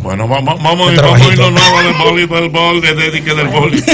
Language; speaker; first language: Spanish; native; Spanish